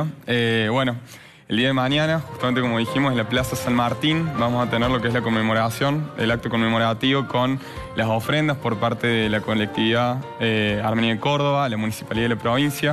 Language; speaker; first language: Spanish; native; Spanish